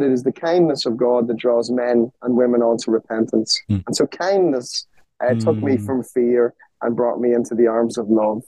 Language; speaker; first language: English; native; English